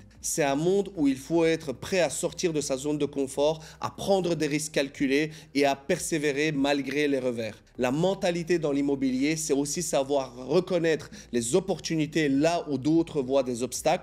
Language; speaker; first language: French; native; French